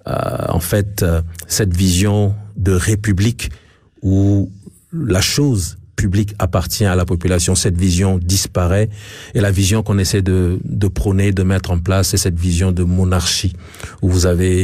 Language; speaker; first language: French; non-native, local second language; Ewe